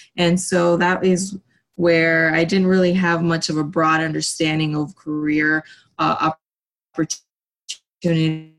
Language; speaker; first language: English; early bilingual, other home language; Spanish